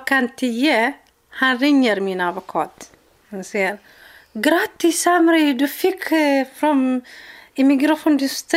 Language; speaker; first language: Swedish; non-native, learner; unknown